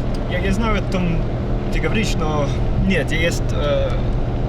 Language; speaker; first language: Russian; non-native, fluent; English